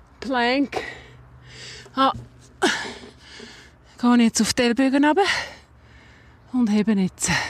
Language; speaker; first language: German; native; German